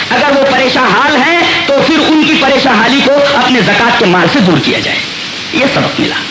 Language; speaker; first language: Urdu; native; Urdu